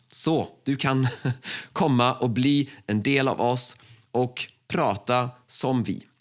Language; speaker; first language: Swedish; native; Swedish